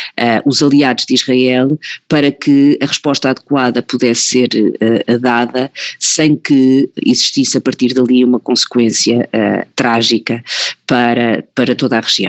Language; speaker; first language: Portuguese; native; Portuguese